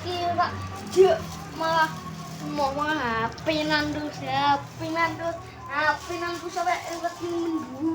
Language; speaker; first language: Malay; non-native, local second language; Javanese